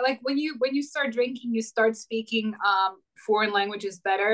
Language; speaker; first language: English; non-native, fluent; Croatian